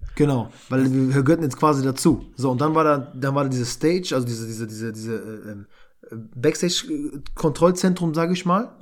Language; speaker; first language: German; early bilingual, other home language; Albanian